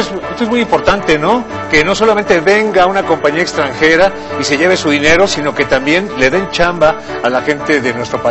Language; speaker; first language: Spanish; native; Spanish